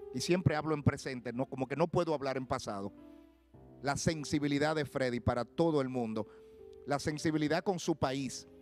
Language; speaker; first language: Spanish; native; Spanish